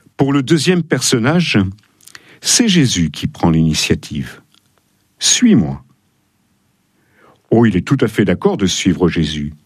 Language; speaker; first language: French; native; French